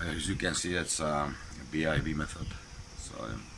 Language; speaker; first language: English; non-native, fluent; Czech